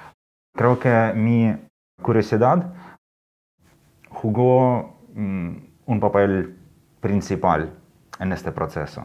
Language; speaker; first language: Spanish; non-native, fluent; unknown